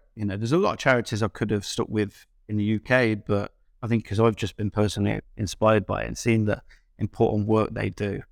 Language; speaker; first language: English; native; English